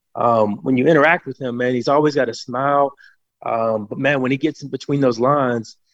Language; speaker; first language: English; native; English